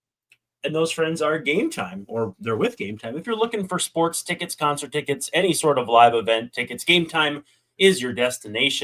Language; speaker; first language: English; native; English